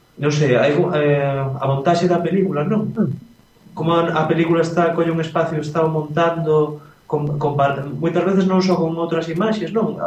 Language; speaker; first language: Galician; non-native, local second language; Spanish